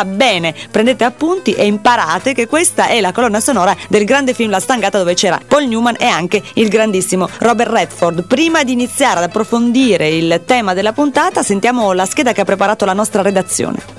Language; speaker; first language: Italian; native; Italian